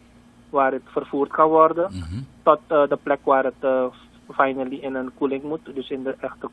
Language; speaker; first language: Dutch; native; Dutch